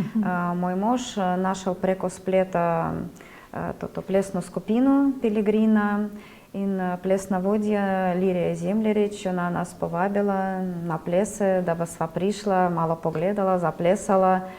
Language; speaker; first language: Slovenian; non-native, learner; Russian